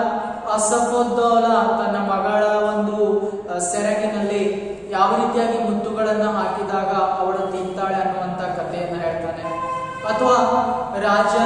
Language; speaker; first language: Kannada; native; Kannada